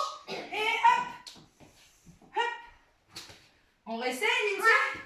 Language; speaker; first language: French; native; French